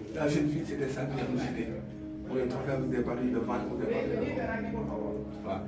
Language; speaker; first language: French; non-native, local second language; Wolof